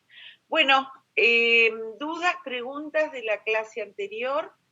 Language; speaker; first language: Spanish; native; Spanish